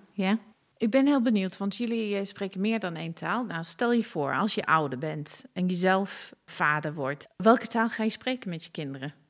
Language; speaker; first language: Dutch; non-native, fluent; English